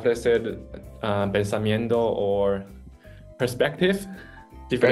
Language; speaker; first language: Spanish; non-native, fluent; Chinese